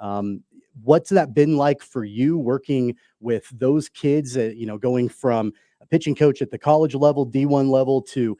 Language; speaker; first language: English; native; English